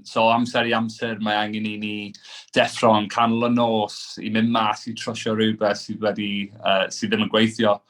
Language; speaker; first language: Welsh; non-native, local second language; English